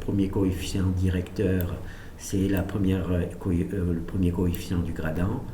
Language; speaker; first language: French; native; French